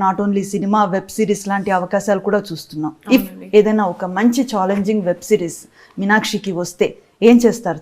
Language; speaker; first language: Telugu; native; Telugu